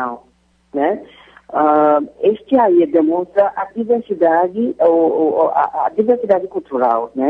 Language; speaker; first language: Portuguese; non-native, fluent; Yoruba